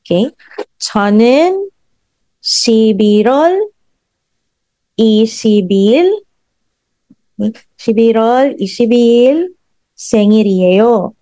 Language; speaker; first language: Korean; non-native, fluent; Filipino